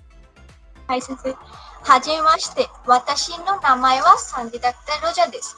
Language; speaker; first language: Japanese; non-native, learner; Bangla